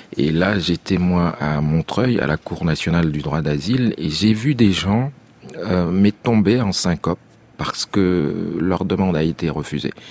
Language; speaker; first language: French; non-native, local second language; Arabic